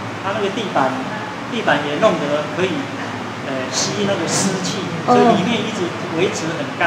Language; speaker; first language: Chinese; native; Chinese